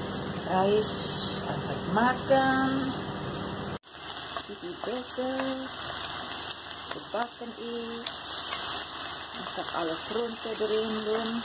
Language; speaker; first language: Dutch; non-native, learner; Indonesian